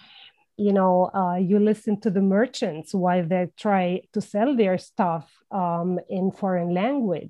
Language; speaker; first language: English; non-native, fluent; Arabic